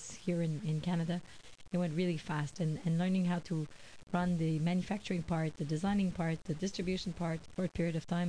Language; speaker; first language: English; native; English